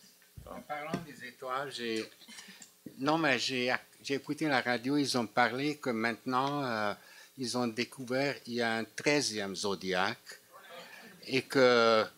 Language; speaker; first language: French; non-native, fluent; Hungarian